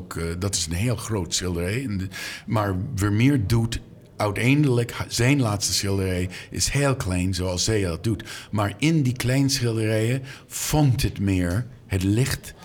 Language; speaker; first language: Dutch; non-native, learner; English